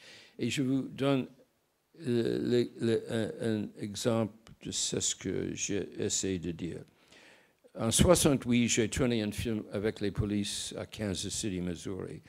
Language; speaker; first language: French; non-native, fluent; English